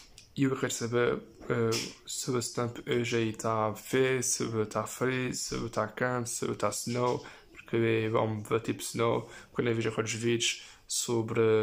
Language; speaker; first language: Portuguese; early bilingual, heritage; Portuguese